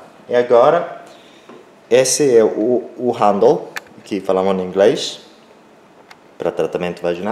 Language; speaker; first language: Portuguese; non-native, learner; Spanish